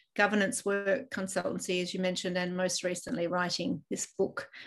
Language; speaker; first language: English; native; English